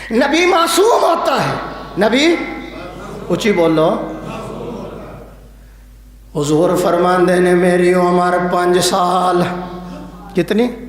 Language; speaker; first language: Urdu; non-native, local second language; Punjabi